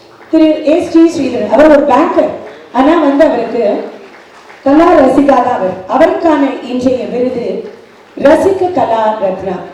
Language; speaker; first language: Tamil; native; Tamil